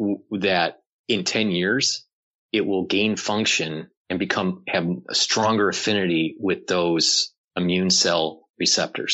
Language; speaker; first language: English; native; English